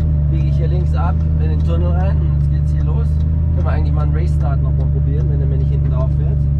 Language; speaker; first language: German; early bilingual, heritage; German